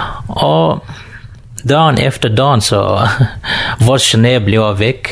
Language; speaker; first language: Danish; non-native, learner; Kurdish